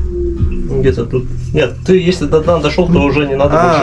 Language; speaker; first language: Russian; native; Russian